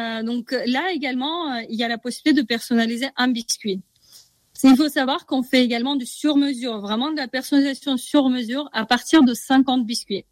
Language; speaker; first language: French; native; French